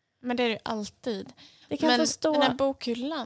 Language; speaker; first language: Swedish; native; Swedish